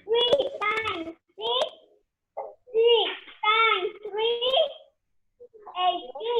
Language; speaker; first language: English; non-native, learner; Spanish